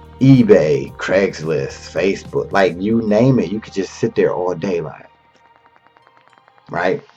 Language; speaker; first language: English; native; English